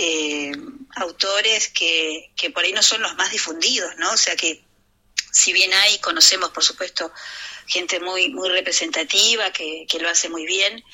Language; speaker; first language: Spanish; native; Spanish